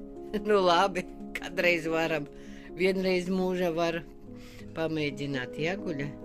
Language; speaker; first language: Latvian; non-native, local second language; Russian